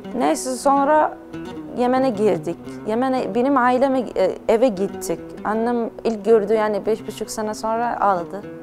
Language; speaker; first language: Turkish; non-native, learner; Arabic